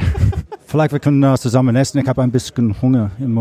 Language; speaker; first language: German; non-native, learner; English